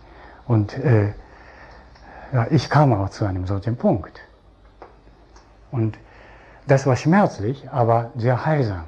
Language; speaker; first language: German; non-native, fluent; Japanese